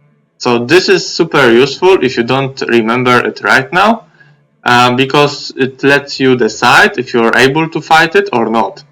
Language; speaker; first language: English; non-native, fluent; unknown